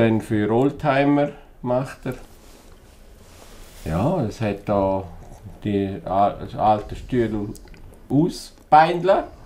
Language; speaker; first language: German; native; German